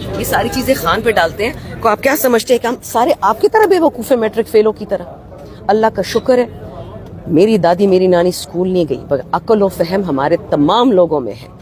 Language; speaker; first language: Urdu; non-native, local second language; Pashto